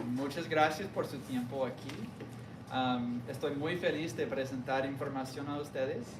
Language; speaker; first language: Spanish; non-native, fluent; English